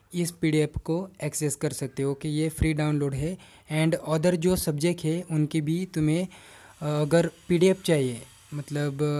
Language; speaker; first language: Hindi; non-native, local second language; Marathi